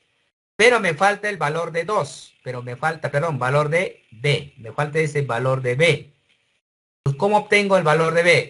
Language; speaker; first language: Spanish; native; Spanish